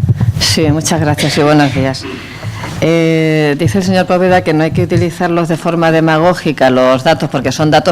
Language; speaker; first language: Spanish; native; Spanish